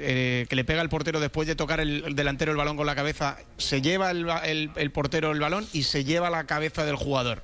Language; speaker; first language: Spanish; native; Spanish